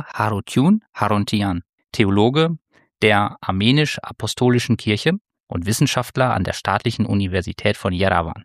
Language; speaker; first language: German; native; German